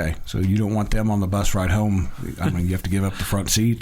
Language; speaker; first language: English; native; English